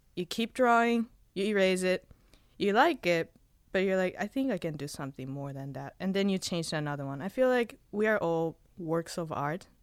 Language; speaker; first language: English; non-native, fluent; Spanish